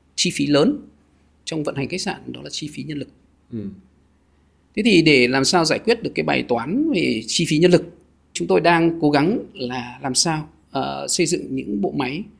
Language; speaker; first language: Vietnamese; native; Vietnamese